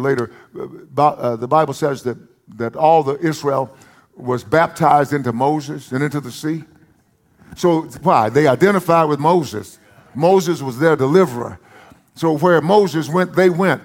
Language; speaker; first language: English; native; English